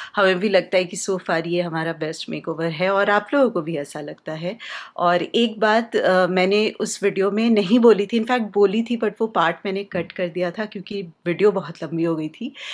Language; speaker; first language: Hindi; non-native, local second language; Bangla